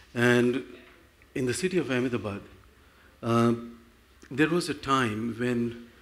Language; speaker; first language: English; non-native, local second language; Gujarati